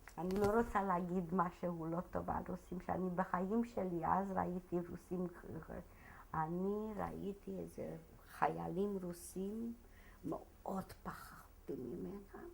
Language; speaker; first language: Hebrew; non-native, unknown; Hungarian